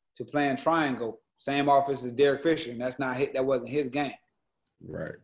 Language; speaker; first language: English; native; English